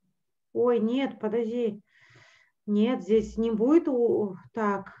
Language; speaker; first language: Russian; native; Russian